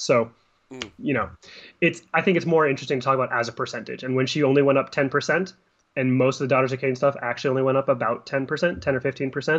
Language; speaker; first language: English; native; English